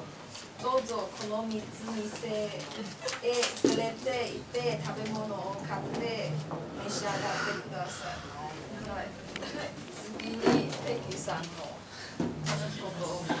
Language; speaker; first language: Japanese; non-native, learner; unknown